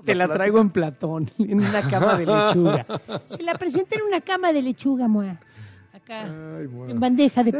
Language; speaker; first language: Spanish; native; Spanish